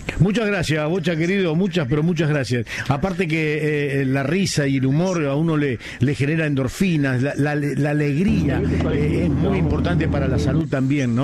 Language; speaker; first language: Spanish; native; Spanish